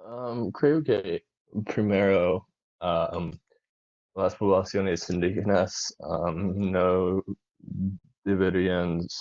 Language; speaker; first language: Spanish; non-native, learner; English